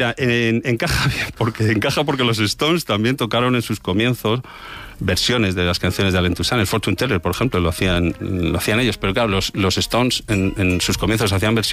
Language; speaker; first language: Spanish; native; Spanish